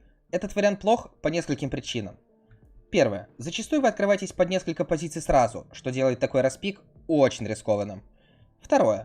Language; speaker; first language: Russian; native; Russian